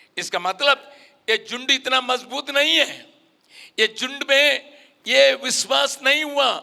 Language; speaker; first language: Hindi; non-native, local second language; Tamil